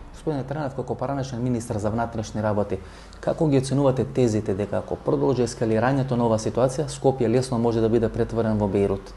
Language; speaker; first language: Macedonian; non-native, local second language; Albanian